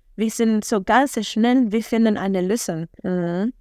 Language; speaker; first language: German; non-native, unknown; Spanish